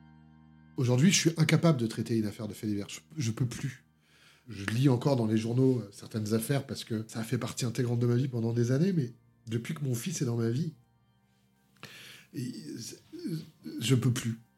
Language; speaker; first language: French; native; French